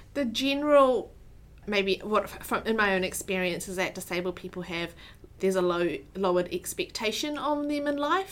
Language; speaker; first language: English; native; English